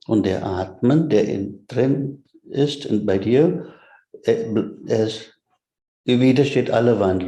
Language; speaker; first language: German; non-native, fluent; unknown